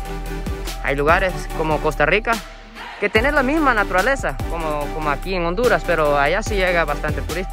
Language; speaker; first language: Spanish; non-native, fluent; Japanese